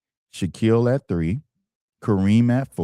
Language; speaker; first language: English; native; English